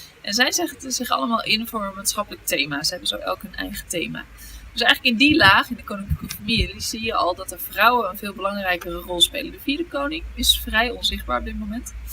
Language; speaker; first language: Dutch; native; Dutch